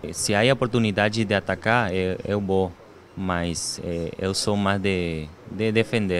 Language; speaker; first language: Portuguese; non-native, learner; Spanish